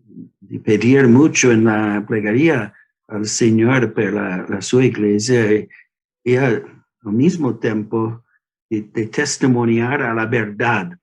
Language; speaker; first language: Spanish; non-native, learner; English